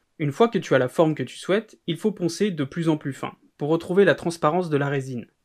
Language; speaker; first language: French; native; French